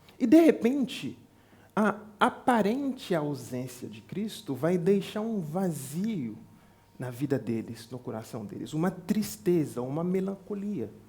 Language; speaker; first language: Portuguese; non-native, fluent; French